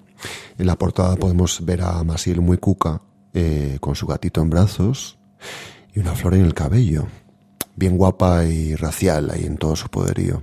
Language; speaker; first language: Spanish; native; Spanish